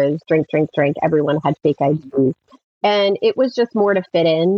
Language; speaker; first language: English; native; English